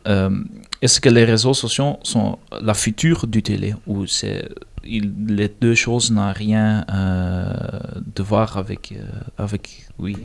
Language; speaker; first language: French; non-native, learner; Dutch